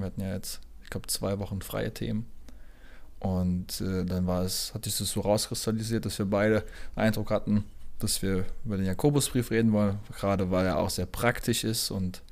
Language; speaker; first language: German; native; German